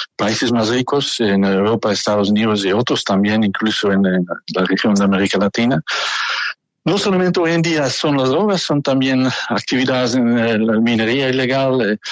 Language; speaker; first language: Spanish; non-native, fluent; Dutch